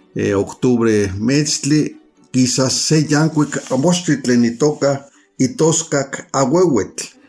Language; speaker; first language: Spanish; non-native, local second language; Nahuatl languages